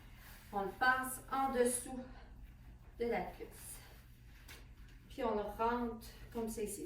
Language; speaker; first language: French; native; French